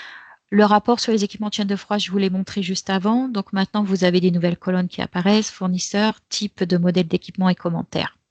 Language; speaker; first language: French; native; French